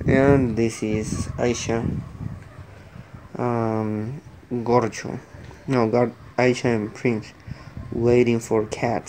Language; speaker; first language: English; non-native, learner; Spanish